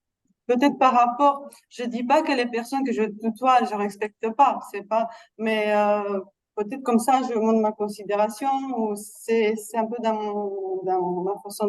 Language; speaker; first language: French; non-native, fluent; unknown